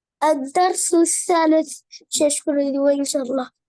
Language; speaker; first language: Arabic; non-native, learner; Bangla